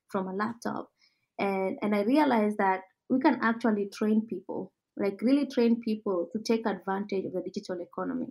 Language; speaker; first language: English; non-native, local second language; Kalenjin